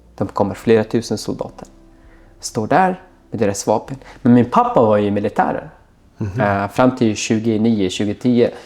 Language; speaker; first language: Swedish; non-native, fluent; Arabic